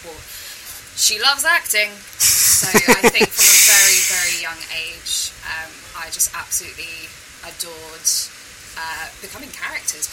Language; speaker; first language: English; native; English